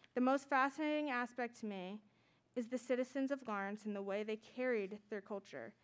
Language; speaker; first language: English; native; English